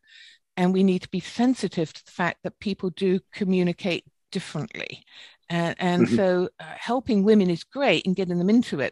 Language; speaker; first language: English; native; English